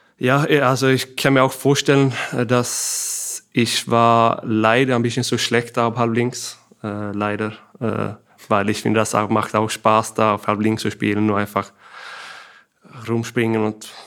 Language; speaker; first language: German; non-native, fluent; Swedish